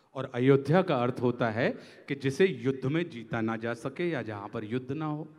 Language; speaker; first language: Hindi; native; Hindi